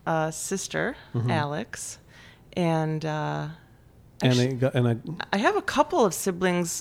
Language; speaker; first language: English; early bilingual, other home language; Polish